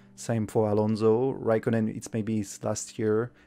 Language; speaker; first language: English; non-native, fluent; French